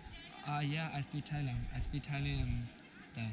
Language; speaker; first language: English; non-native, learner; Burmese